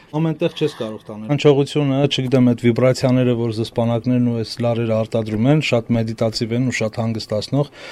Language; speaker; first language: Armenian; native; Armenian